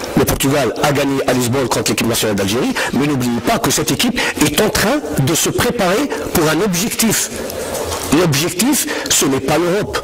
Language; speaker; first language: French; non-native, local second language; Arabic